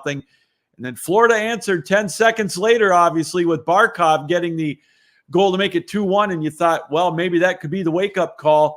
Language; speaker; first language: English; native; English